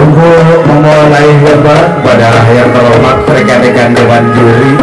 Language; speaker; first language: Indonesian; non-native, local second language; Javanese